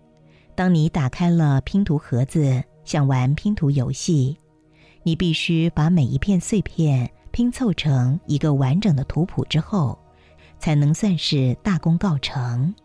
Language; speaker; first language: Chinese; native; Chinese